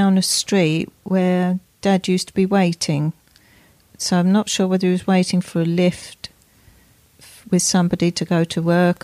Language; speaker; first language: English; native; English